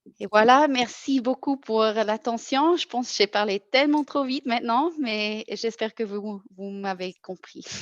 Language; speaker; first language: French; non-native, local second language; German